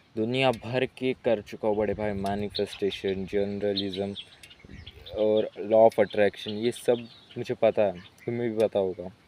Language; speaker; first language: Hindi; non-native, local second language; Marathi